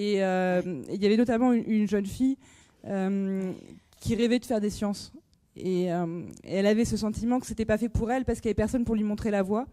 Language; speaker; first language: French; native; French